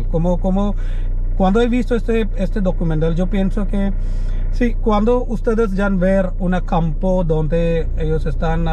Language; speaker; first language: Spanish; non-native, learner; Malayalam